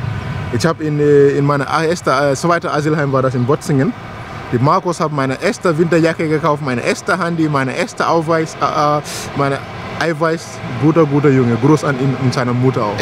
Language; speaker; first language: German; non-native, learner; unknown